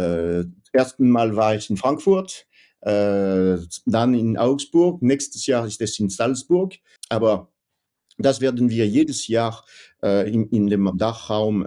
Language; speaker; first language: German; non-native, fluent; French